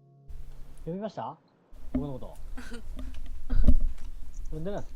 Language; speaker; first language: Japanese; native; Japanese